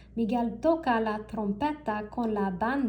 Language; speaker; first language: Spanish; non-native, learner; English